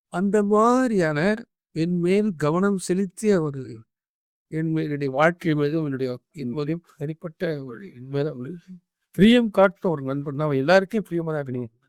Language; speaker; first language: Tamil; native; Tamil